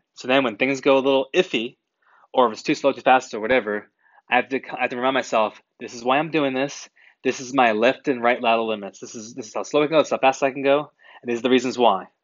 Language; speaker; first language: English; native; English